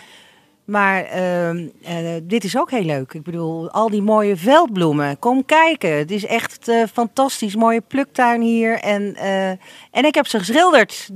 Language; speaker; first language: Dutch; native; Dutch